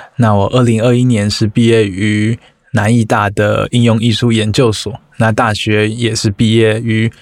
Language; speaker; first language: Chinese; native; Chinese